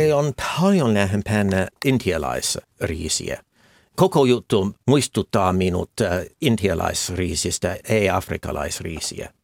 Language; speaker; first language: Finnish; non-native, fluent; English